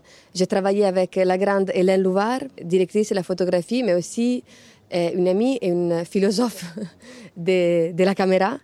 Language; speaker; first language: French; non-native, fluent; Italian